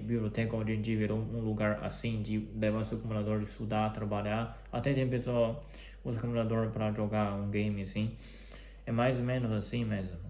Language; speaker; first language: Portuguese; non-native, fluent; Chinese